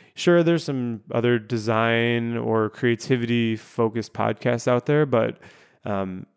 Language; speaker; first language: English; native; English